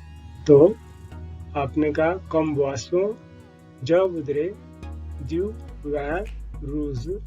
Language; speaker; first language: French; non-native, learner; Hindi